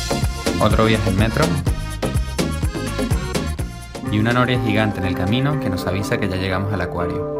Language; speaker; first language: Spanish; native; Spanish